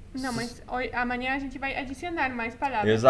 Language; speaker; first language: Portuguese; non-native, fluent; Polish